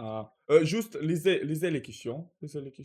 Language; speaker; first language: French; non-native, learner; Russian